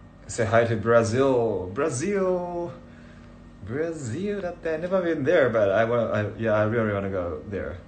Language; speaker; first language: English; non-native, learner; Japanese